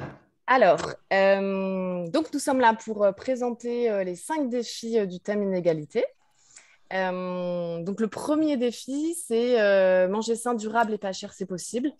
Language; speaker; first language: French; native; French